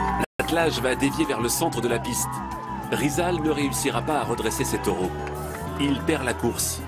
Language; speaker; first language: French; native; French